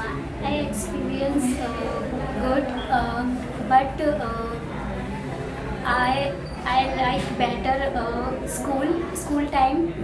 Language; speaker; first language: English; non-native, learner; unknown